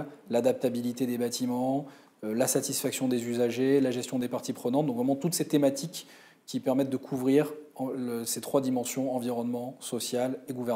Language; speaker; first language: French; native; French